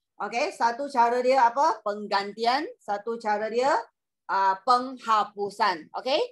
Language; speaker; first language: Malay; non-native, local second language; Chinese